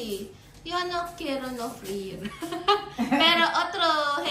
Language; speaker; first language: Spanish; non-native, learner; Filipino